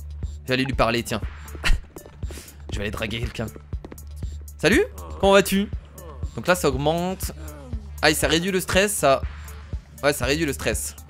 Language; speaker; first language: French; native; French